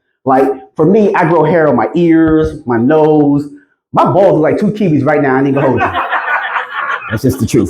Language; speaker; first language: English; native; English